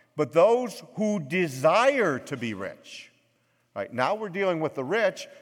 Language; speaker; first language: English; native; English